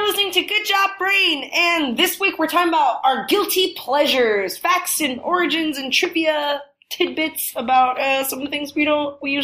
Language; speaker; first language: English; non-native, fluent; Chinese